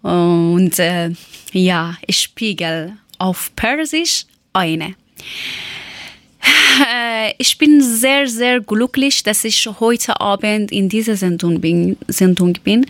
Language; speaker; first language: German; non-native, learner; Persian